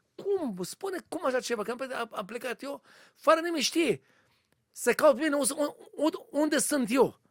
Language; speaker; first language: Romanian; non-native, learner; Hebrew